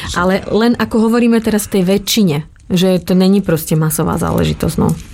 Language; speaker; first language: Slovak; native; Slovak